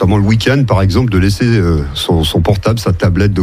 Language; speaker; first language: French; native; French